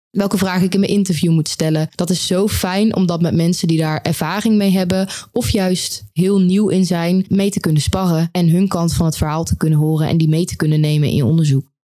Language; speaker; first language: Dutch; native; Dutch